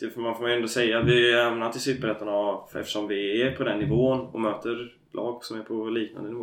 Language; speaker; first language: Swedish; native; Swedish